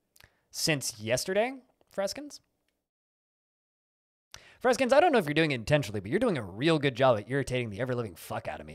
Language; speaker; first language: English; native; English